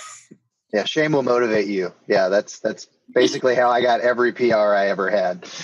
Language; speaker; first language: English; native; English